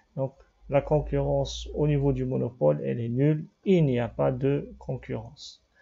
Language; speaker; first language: French; non-native, local second language; Arabic